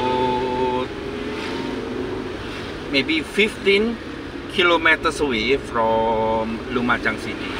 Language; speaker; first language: English; non-native, learner; Indonesian